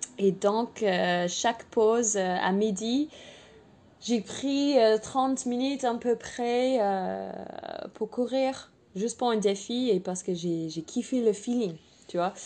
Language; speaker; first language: French; non-native, fluent; English